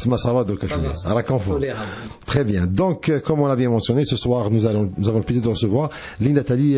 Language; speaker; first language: French; non-native, local second language; Arabic